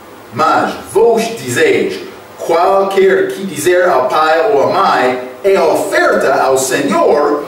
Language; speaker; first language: Portuguese; non-native, fluent; English